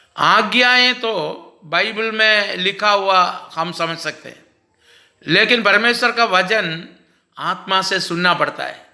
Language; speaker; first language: Hindi; non-native, local second language; Malayalam